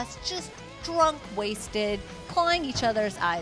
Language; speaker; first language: English; native; English